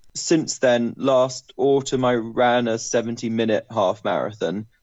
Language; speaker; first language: English; native; English